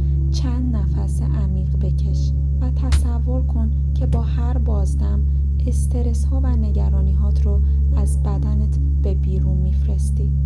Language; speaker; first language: Persian; native; Persian